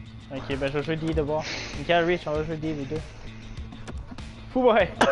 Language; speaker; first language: French; native; French